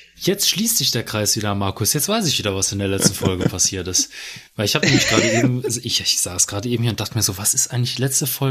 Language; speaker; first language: German; native; German